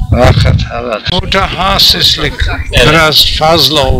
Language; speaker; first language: Turkish; non-native, learner; English